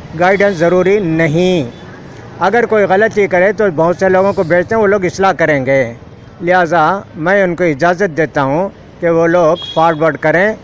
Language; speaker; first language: Urdu; native; Urdu